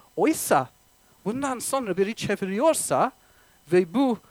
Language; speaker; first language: Turkish; non-native, fluent; English